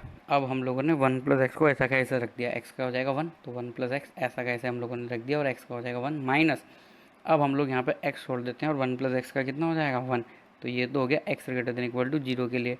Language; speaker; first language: Hindi; native; Hindi